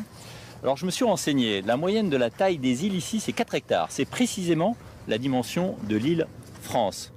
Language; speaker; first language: French; native; French